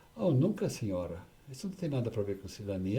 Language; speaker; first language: Portuguese; non-native, fluent; English